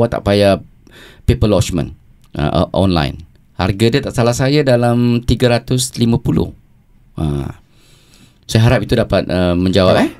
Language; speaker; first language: Malay; native; Malay